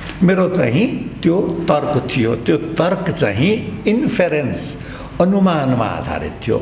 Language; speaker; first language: Nepali; non-native, local second language; Maithili